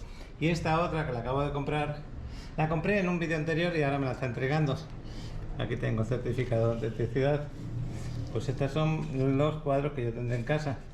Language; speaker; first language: Spanish; native; Spanish